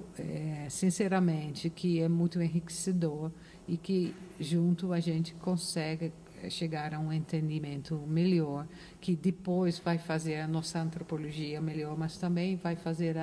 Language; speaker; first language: Portuguese; non-native, fluent; Dutch